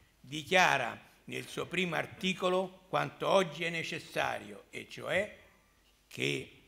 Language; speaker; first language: Italian; native; Italian